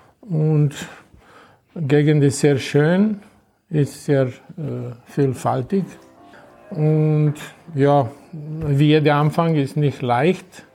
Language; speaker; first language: German; non-native, fluent; Romanian